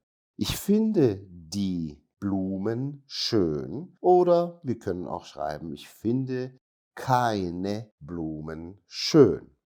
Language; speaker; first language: German; non-native, fluent; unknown